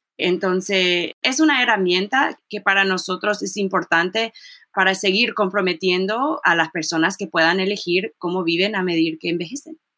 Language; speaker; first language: Spanish; early bilingual, heritage; Spanish